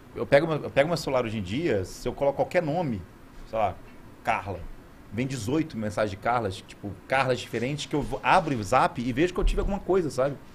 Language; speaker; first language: Portuguese; native; Portuguese